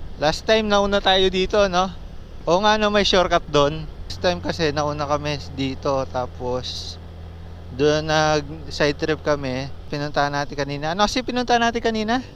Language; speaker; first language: Filipino; non-native, local second language; Pampanga